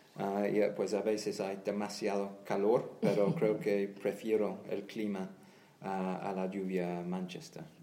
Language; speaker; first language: Spanish; non-native, fluent; English